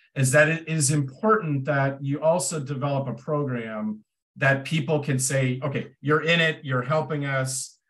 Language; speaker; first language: English; native; English